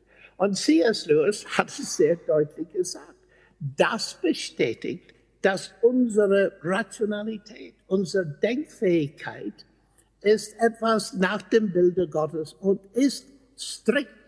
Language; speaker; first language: German; non-native, fluent; English